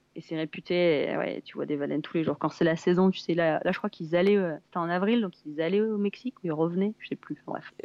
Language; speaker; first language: French; native; French